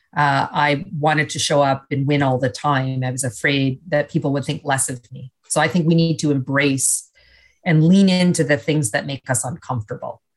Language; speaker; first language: English; native; English